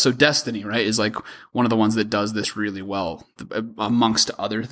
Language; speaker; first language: English; native; English